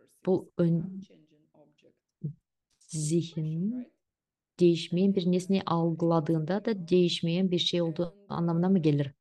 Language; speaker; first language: Turkish; non-native, fluent; Russian